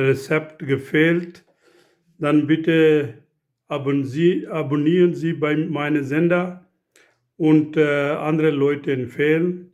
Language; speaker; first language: German; non-native, learner; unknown